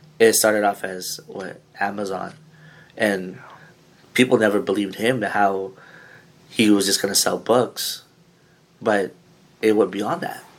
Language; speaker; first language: English; early bilingual, other home language; Filipino